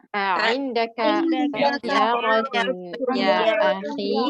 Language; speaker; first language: Arabic; non-native, learner; Indonesian